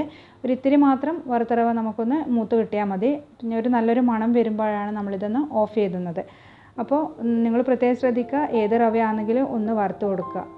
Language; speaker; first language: Malayalam; native; Malayalam